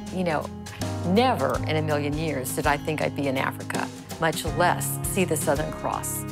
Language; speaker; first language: English; native; English